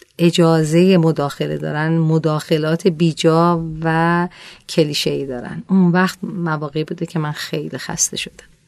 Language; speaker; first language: Persian; native; Persian